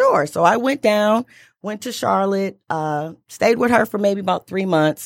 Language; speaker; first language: English; native; English